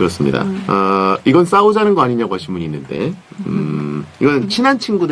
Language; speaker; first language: Korean; native; Korean